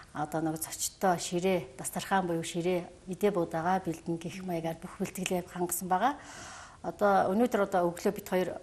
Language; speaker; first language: Mongolian; non-native, local second language; Kazakh